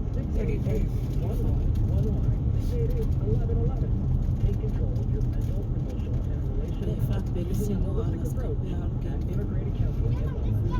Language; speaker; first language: English; native; English